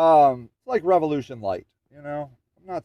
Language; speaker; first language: English; native; English